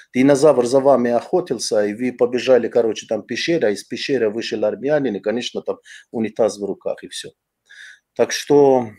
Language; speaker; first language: Russian; non-native, fluent; Azerbaijani